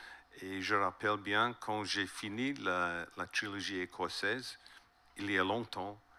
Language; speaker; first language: French; non-native, learner; English